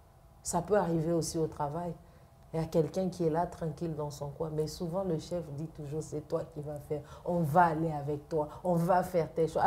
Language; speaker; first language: French; non-native, local second language; Lingala